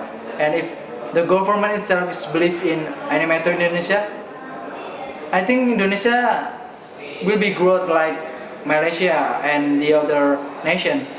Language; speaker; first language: English; non-native, learner; Indonesian